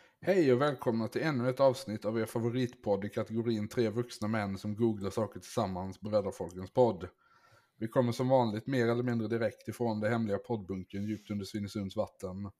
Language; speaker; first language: Swedish; native; Swedish